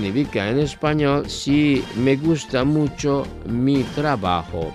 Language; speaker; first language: Spanish; non-native, fluent; Indonesian